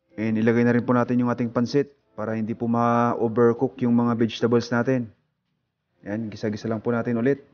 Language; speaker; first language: Filipino; non-native, local second language; Iloko